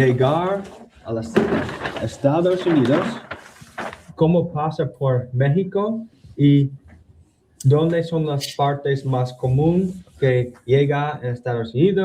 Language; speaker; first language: Spanish; non-native, learner; English